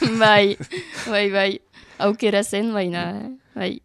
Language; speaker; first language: Basque; non-native, learner; French